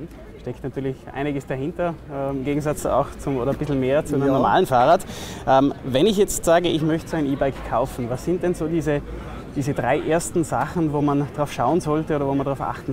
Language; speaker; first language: German; native; German